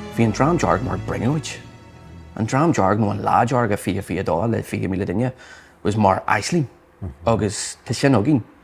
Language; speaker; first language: Irish; non-native, local second language; English